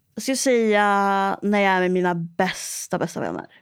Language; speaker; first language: Swedish; native; Swedish